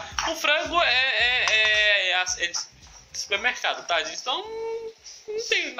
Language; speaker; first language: Portuguese; native; Portuguese